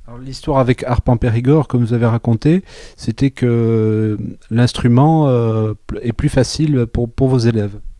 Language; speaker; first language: French; native; French